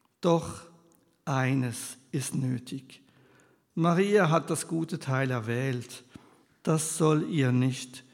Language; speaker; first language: German; non-native, local second language; French